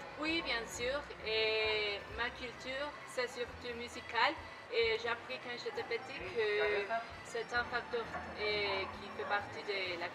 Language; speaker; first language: French; non-native, learner; Spanish